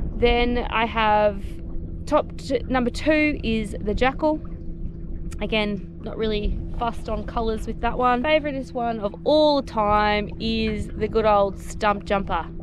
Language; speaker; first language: English; native; English